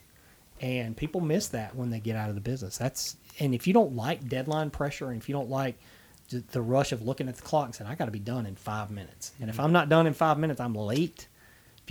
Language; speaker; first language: English; native; English